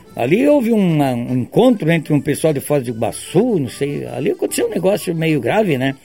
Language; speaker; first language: Portuguese; native; Portuguese